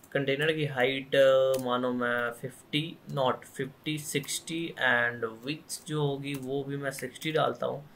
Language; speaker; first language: Hindi; native; Hindi